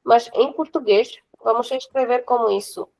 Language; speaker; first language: Portuguese; non-native, fluent; Hindi